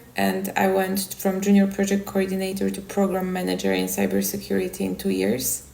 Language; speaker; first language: English; non-native, fluent; Polish